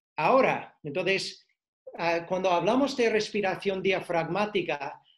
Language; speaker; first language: Spanish; non-native, fluent; English